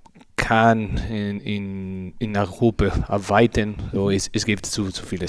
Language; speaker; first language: German; non-native, learner; Spanish